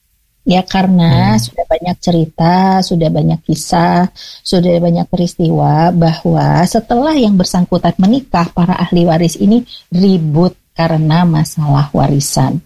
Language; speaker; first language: Indonesian; native; Indonesian